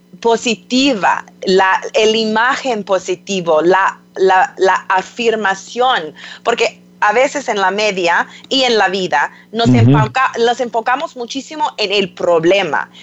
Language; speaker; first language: Spanish; non-native, fluent; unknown